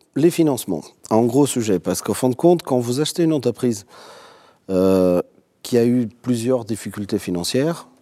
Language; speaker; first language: French; non-native, fluent; Portuguese